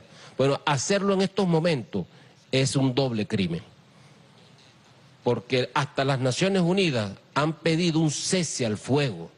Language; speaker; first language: Spanish; native; Spanish